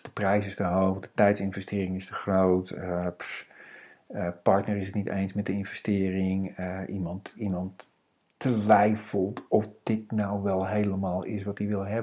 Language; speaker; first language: Dutch; native; Dutch